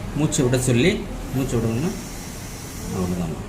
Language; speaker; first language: Tamil; native; Tamil